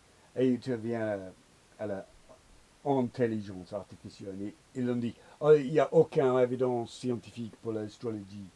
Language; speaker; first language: French; non-native, learner; English